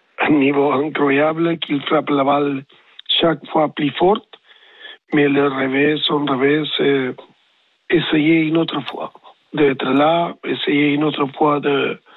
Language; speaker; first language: French; non-native, learner; Spanish